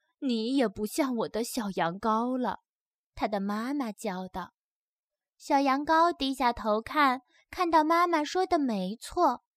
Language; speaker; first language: Chinese; native; Chinese